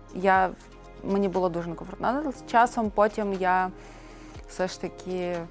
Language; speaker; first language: Ukrainian; non-native, local second language; Russian